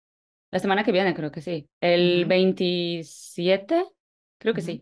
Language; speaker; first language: Spanish; non-native, fluent; Polish